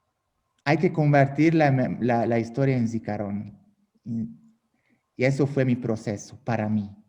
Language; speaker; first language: Spanish; non-native, fluent; Hungarian